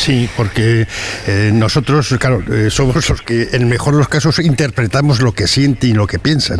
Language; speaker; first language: Spanish; native; Spanish